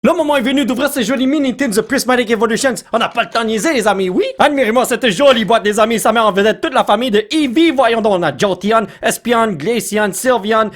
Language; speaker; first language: French; native; French